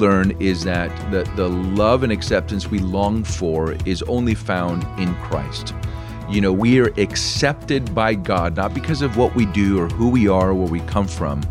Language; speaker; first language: English; early bilingual, other home language; Spanish